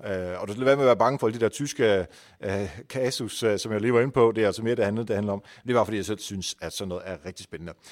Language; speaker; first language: Danish; non-native, fluent; Dutch